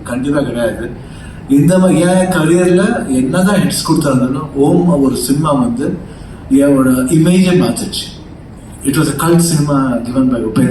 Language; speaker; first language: Tamil; non-native, local second language; Kannada